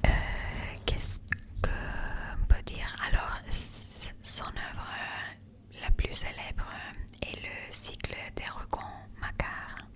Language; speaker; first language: French; non-native, learner; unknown